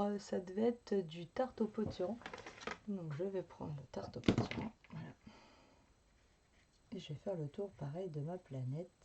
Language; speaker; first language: French; native; French